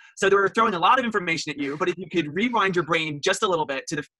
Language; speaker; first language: English; native; English